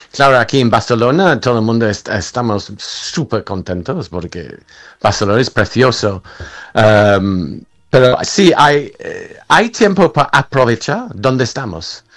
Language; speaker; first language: Spanish; non-native, fluent; English